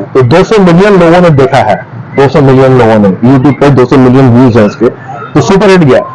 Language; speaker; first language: Hindi; non-native, local second language; Sindhi